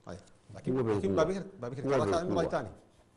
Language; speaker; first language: Arabic; native; Arabic